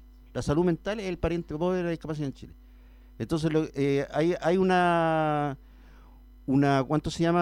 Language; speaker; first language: Spanish; native; Spanish